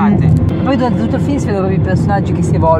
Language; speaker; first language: Italian; native; Italian